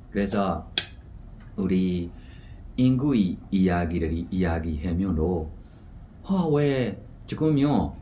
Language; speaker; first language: Korean; non-native, fluent; Burmese